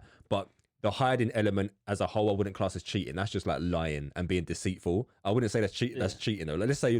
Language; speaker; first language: English; native; English